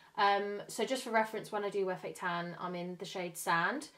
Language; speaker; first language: English; native; English